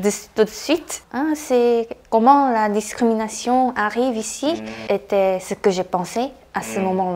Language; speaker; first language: French; non-native, fluent; Korean